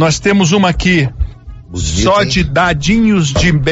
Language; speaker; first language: Portuguese; native; Portuguese